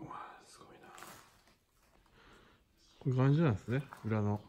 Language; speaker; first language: Japanese; native; Japanese